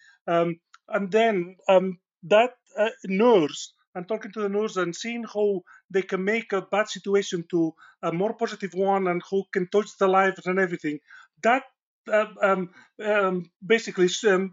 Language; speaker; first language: English; non-native, fluent; Spanish